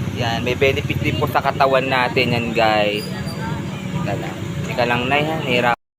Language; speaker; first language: Filipino; native; Filipino